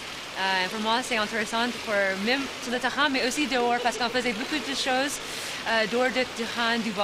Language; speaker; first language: French; non-native, learner; English